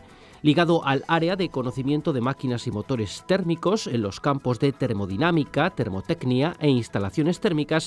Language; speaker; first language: Spanish; native; Spanish